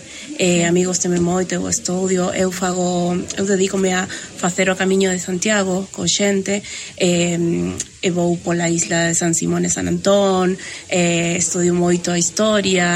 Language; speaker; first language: Galician; non-native, learner; Spanish